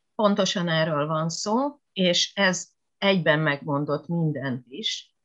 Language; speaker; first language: Hungarian; non-native, fluent; Japanese